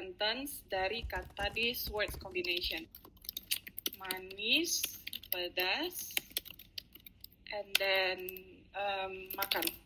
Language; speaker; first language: English; non-native, fluent; Indonesian